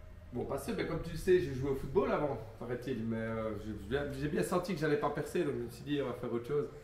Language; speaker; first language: French; native; French